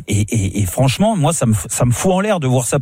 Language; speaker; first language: French; native; French